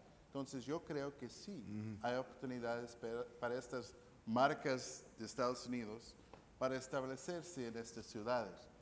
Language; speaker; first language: Spanish; non-native, fluent; English